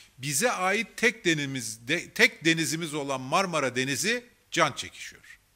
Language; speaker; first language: Turkish; native; Turkish